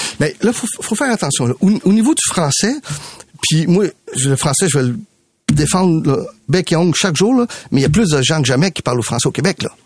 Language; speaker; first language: French; early bilingual, other home language; Spanish